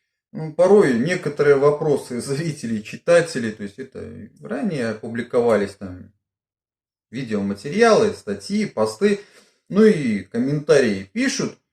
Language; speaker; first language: Russian; native; Russian